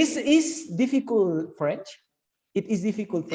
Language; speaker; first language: English; non-native, learner; Spanish